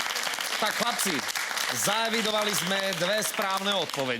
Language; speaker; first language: Slovak; native; Slovak